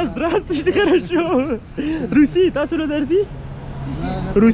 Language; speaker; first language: Russian; non-native, learner; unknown